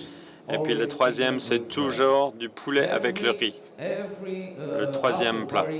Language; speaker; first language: French; non-native, fluent; Romanian